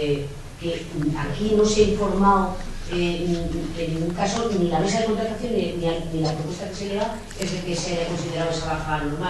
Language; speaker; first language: Spanish; native; Spanish